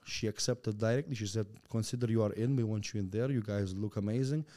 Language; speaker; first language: English; non-native, fluent; Russian